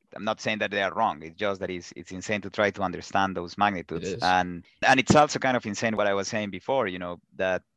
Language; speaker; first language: English; non-native, fluent; Spanish